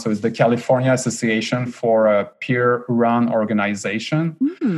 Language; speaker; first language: English; non-native, fluent; French